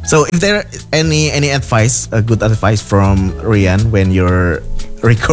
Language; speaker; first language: English; non-native, fluent; Indonesian